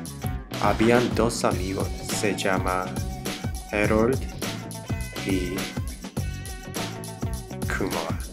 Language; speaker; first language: Spanish; non-native, learner; English